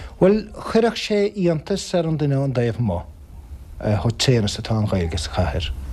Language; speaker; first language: Irish; non-native, local second language; English